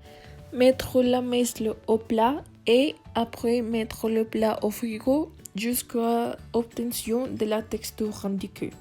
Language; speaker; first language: French; non-native, learner; Spanish